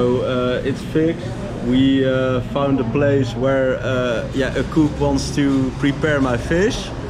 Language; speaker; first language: English; non-native, fluent; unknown